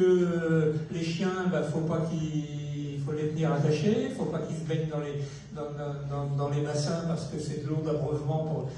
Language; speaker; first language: French; native; French